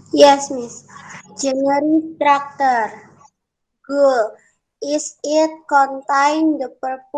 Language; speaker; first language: English; non-native, learner; Indonesian